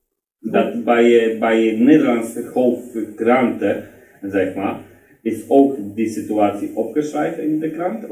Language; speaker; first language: Dutch; non-native, learner; Polish